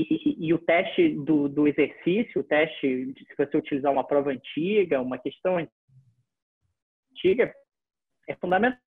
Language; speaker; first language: Portuguese; native; Portuguese